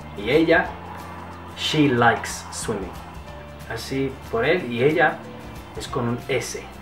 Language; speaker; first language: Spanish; non-native, learner; English